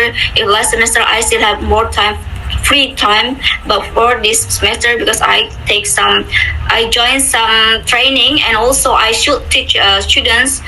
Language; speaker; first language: English; non-native, fluent; Indonesian